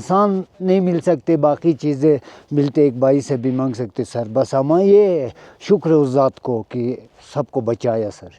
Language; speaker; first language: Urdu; non-native, local second language; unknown